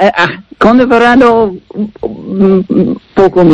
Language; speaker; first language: Spanish; non-native, learner; English